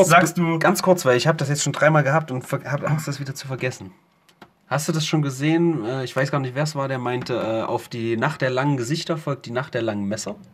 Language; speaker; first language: German; native; German